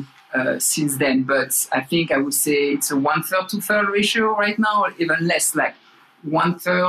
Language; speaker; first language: English; non-native, fluent; French